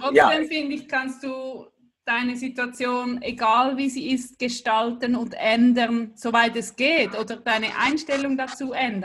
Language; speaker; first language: German; native; German